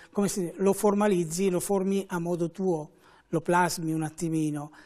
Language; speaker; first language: Italian; native; Italian